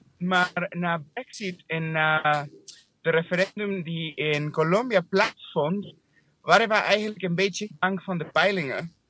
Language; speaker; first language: Dutch; non-native, fluent; English